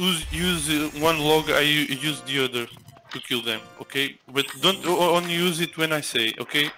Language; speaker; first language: English; non-native, learner; Turkish